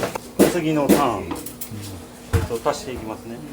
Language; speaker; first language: Japanese; native; Japanese